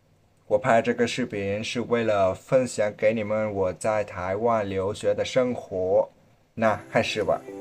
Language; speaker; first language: Chinese; non-native, fluent; Vietnamese